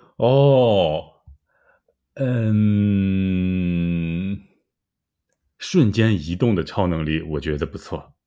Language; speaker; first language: Chinese; native; Chinese